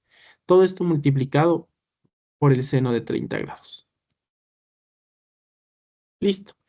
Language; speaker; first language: Spanish; native; Spanish